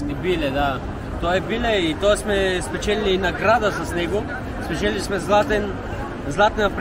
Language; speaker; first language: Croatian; non-native, learner; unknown